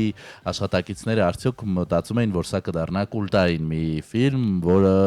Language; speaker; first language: Armenian; native; Armenian